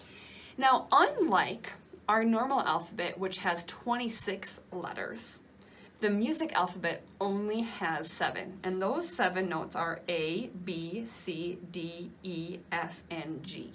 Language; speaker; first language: English; native; English